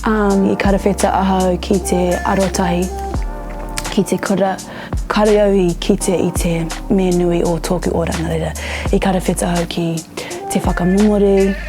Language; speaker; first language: Māori; non-native, local second language; English